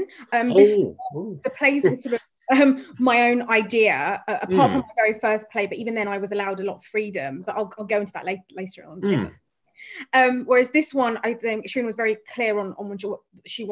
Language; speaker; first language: English; native; English